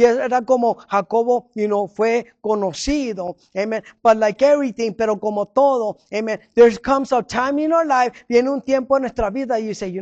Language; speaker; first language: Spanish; early bilingual, heritage; Spanish